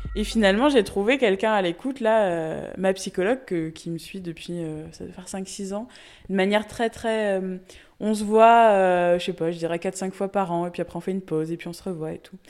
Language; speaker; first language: French; native; French